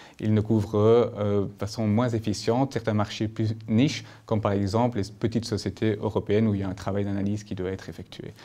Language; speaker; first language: French; native; French